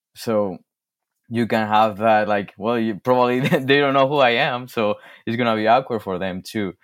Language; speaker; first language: English; non-native, fluent; Spanish